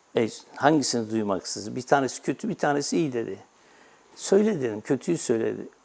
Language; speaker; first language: Turkish; native; Turkish